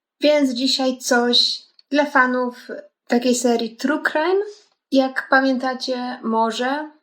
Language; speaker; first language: Polish; native; Polish